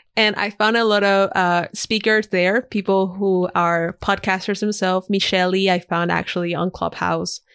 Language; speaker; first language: English; non-native, fluent; Spanish